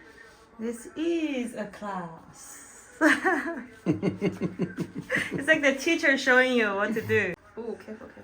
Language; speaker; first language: English; non-native, fluent; Chinese